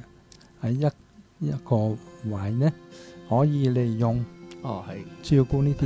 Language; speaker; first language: Cantonese; non-native, fluent; Italian